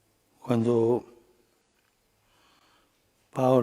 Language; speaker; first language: Italian; non-native, fluent; Spanish